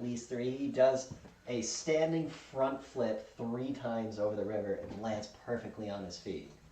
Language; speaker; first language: English; native; English